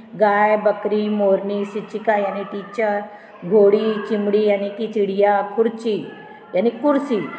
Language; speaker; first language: Hindi; non-native, local second language; Marathi